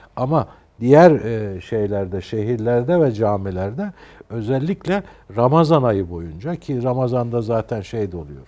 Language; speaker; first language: Turkish; native; Turkish